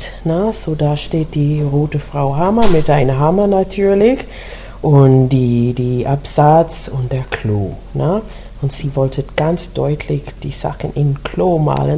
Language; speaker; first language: German; non-native, learner; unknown